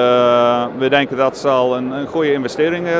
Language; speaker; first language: Dutch; non-native, fluent; English